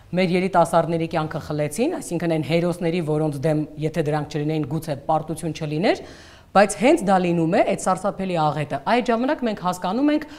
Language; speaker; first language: Armenian; native; Armenian